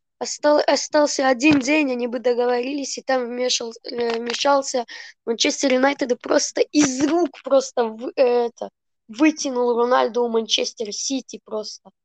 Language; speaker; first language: Russian; early bilingual, heritage; Russian